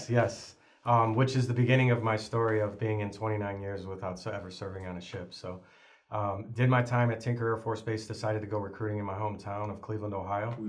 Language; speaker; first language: English; native; English